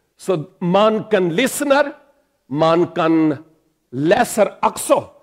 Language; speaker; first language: Swedish; non-native, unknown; Pahari-Potwari